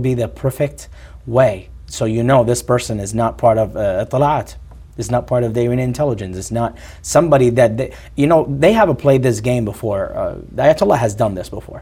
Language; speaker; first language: English; non-native, fluent; Arabic